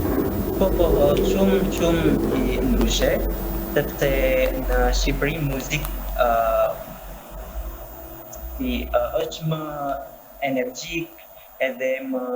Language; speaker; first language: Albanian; non-native, learner; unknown